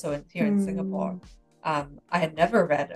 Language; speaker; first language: English; native; English